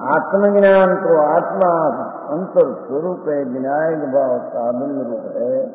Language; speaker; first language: Hindi; non-native, local second language; Gujarati